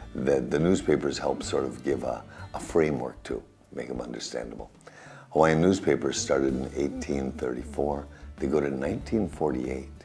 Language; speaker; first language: English; native; English